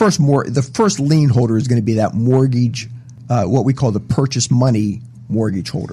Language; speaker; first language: English; native; English